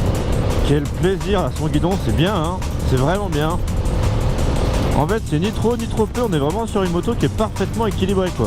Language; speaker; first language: French; native; French